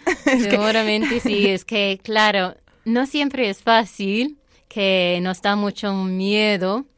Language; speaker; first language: Spanish; non-native, fluent; English